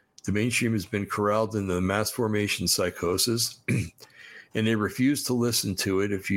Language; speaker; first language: English; native; English